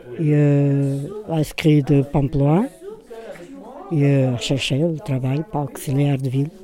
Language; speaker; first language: French; non-native, learner; Portuguese